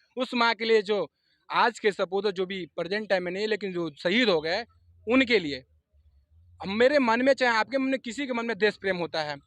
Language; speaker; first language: Hindi; non-native, local second language; Assamese